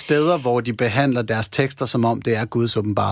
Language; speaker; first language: Danish; native; Danish